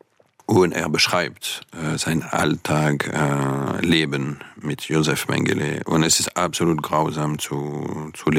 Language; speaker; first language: German; non-native, fluent; French